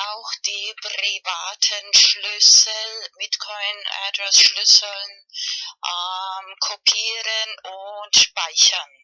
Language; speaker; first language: German; non-native, fluent; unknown